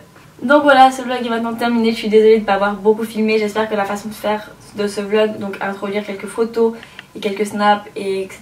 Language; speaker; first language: French; native; French